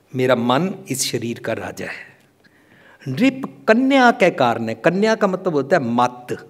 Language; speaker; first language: Hindi; non-native, local second language; Punjabi